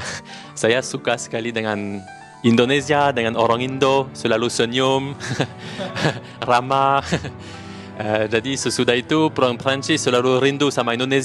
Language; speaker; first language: Indonesian; non-native, learner; French